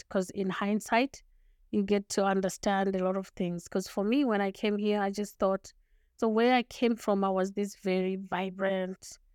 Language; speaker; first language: English; non-native, local second language; Shona